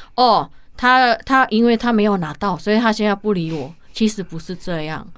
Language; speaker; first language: Chinese; non-native, fluent; Hakka Chinese